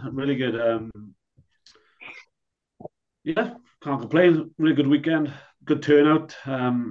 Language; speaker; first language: English; native; English